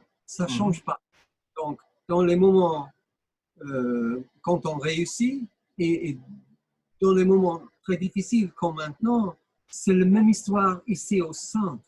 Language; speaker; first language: French; non-native, fluent; English